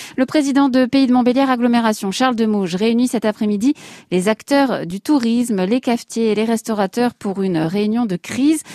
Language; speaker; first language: French; native; French